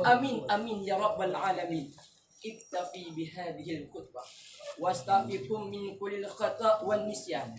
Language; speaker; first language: Arabic; non-native, learner; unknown